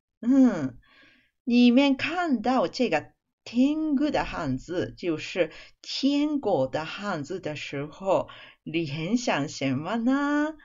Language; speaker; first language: Chinese; non-native, fluent; Japanese